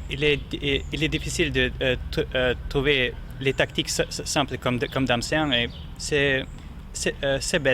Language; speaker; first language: French; non-native, learner; German